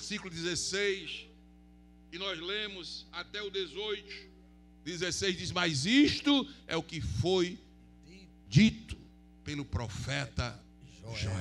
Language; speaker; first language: Portuguese; native; Portuguese